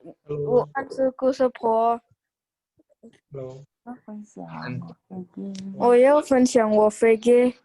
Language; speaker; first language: Chinese; non-native, local second language; Indonesian